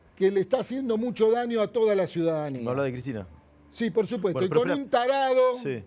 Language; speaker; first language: Spanish; native; Spanish